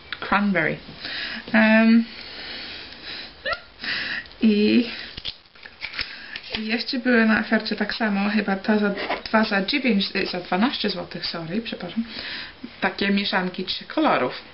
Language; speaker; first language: Polish; early bilingual, heritage; Polish